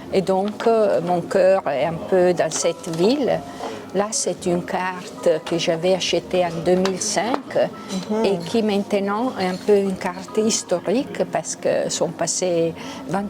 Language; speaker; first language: French; non-native, local second language; Italian